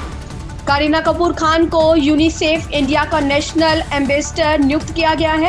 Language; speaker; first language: Hindi; native; Hindi